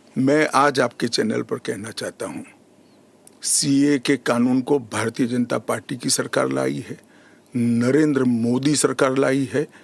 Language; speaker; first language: Hindi; non-native, local second language; Gujarati